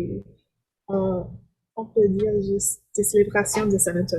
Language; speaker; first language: French; non-native, learner; English